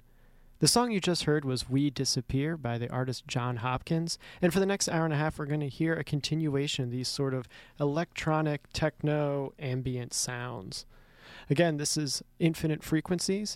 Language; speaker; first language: English; native; English